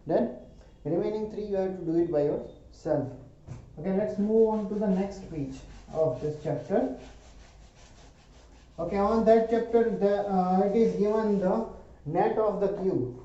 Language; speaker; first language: English; non-native, local second language; Hindi